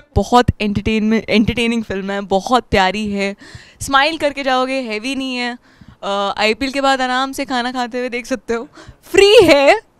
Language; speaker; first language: Hindi; native; Hindi